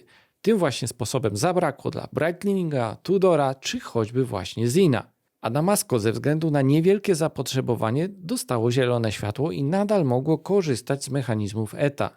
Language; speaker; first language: Polish; native; Polish